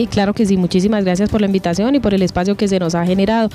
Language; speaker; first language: Spanish; native; Spanish